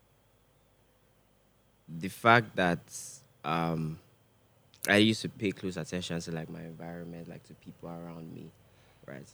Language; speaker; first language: English; non-native, local second language; Igbo